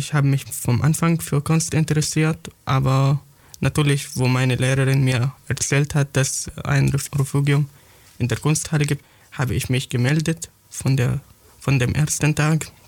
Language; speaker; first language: German; non-native, fluent; Arabic